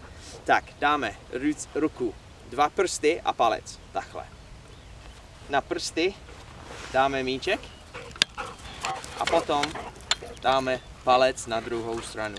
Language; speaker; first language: Czech; non-native, learner; English